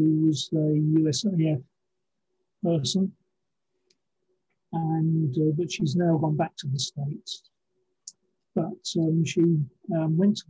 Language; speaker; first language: English; native; English